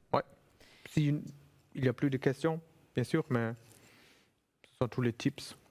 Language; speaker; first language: French; non-native, fluent; German